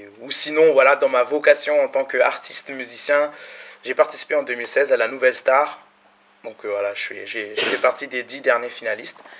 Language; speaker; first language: French; early bilingual, other home language; Malagasy